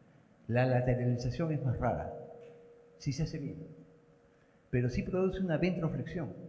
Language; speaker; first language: Spanish; native; Spanish